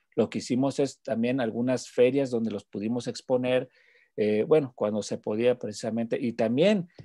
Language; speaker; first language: Spanish; native; Spanish